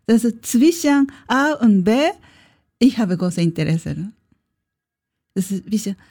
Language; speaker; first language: German; non-native, learner; Japanese